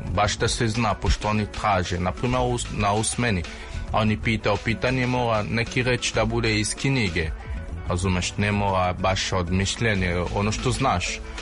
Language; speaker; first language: Serbian; non-native, learner; French